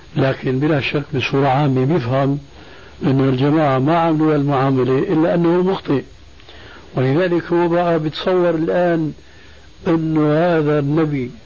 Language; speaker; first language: Arabic; early bilingual, other home language; Albanian